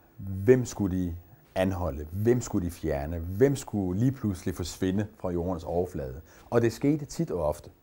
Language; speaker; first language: Danish; early bilingual, other home language; Persian